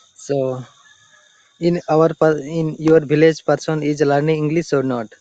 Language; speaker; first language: English; non-native, learner; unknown